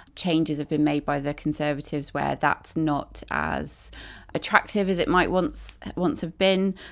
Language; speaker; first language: English; native; English